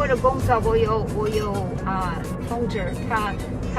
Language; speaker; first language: Chinese; non-native, learner; English